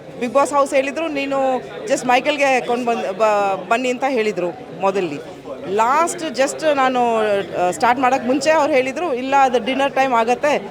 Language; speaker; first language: Kannada; non-native, fluent; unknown